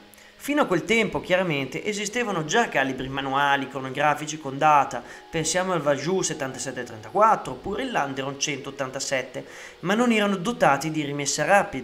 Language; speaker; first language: Italian; native; Italian